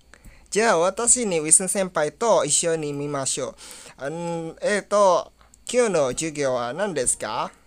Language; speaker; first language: Japanese; non-native, fluent; Indonesian